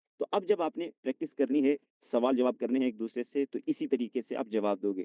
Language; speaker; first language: Urdu; non-native, local second language; Punjabi